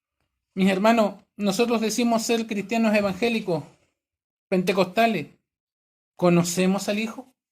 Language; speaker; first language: Spanish; native; Spanish